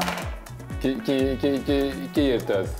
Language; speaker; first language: Hungarian; non-native, learner; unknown